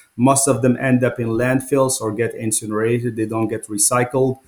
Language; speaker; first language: English; non-native, fluent; Arabic